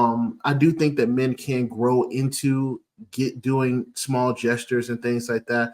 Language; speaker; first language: English; native; English